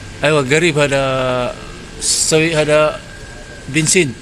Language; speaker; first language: Arabic; non-native, learner; Filipino